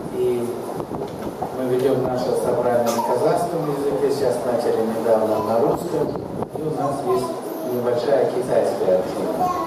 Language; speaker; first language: Russian; non-native, local second language; Kazakh